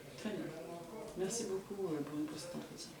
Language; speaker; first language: French; native; French